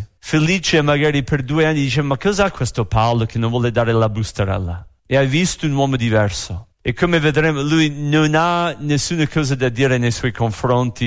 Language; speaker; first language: Italian; non-native, fluent; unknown